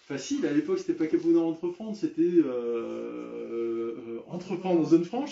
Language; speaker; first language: French; native; French